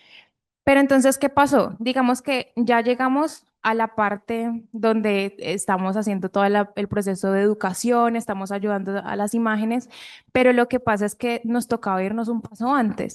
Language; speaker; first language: Spanish; native; Spanish